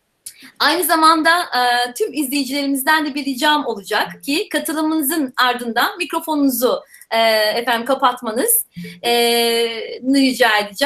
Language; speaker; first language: Turkish; native; Turkish